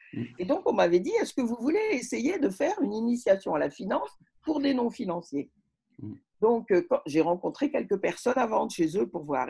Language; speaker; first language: French; native; French